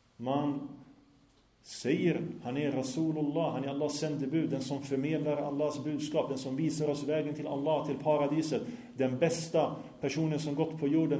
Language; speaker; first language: Swedish; non-native, fluent; Arabic